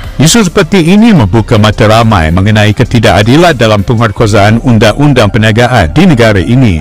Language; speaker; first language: Malay; native; Malay